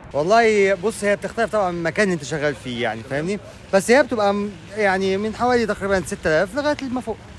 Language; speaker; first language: Egyptian Arabic; early bilingual, heritage; Arabic